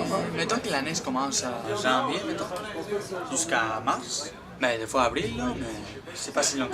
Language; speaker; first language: French; non-native, fluent; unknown